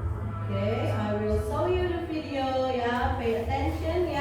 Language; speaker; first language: English; non-native, learner; Indonesian